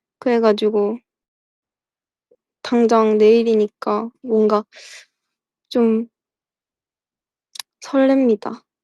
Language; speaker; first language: Korean; native; Korean